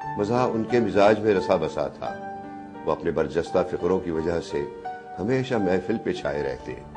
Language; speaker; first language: Urdu; native; Urdu